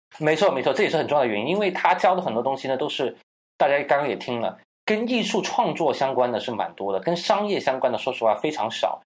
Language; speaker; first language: Chinese; non-native, local second language; Cantonese